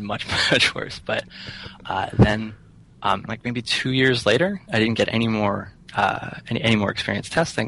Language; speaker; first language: English; native; English